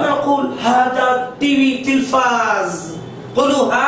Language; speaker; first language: Arabic; non-native, fluent; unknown